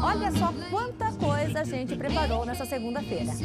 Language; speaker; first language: Portuguese; native; Portuguese